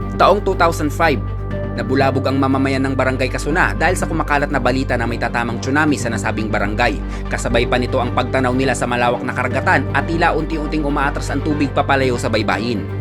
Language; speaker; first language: Filipino; non-native, local second language; Bikol